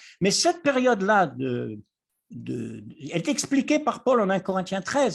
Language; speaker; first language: French; native; French